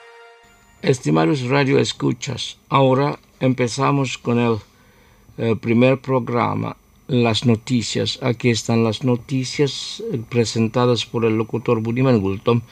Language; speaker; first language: Spanish; non-native, fluent; Indonesian